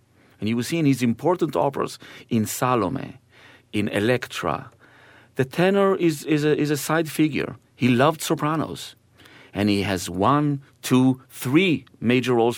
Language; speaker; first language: English; non-native, fluent; Hebrew